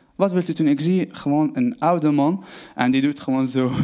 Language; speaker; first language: Dutch; non-native, fluent; Arabic